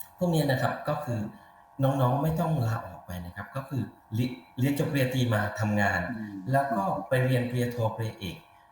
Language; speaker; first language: Thai; native; Thai